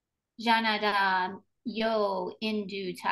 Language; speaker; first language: Chinese; non-native, learner; English